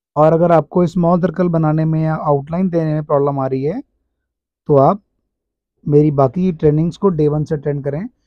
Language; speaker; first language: Hindi; native; Hindi